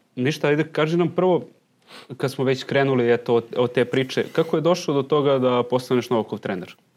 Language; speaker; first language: Serbian; native; Serbian